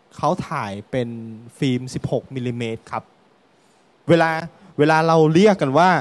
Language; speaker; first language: Thai; native; Thai